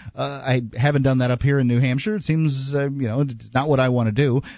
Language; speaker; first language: English; native; English